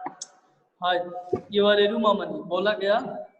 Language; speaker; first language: Japanese; non-native, fluent; Hindi